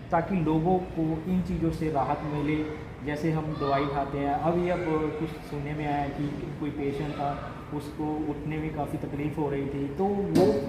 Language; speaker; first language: Hindi; non-native, local second language; Punjabi